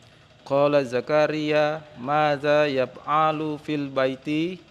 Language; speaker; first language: Arabic; non-native, learner; Indonesian